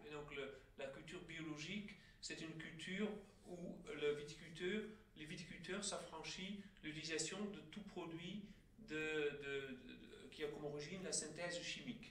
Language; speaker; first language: French; native; French